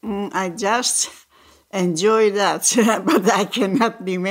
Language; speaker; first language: English; non-native, learner; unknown